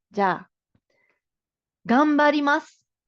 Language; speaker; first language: Japanese; non-native, fluent; Filipino